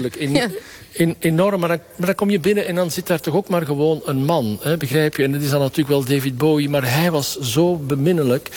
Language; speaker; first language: Dutch; native; Dutch